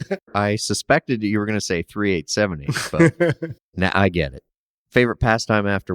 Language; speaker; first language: English; native; English